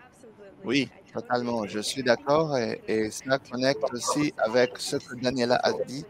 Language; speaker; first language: French; non-native, fluent; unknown